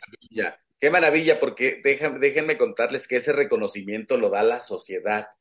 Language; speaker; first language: Spanish; non-native, local second language; Nahuatl languages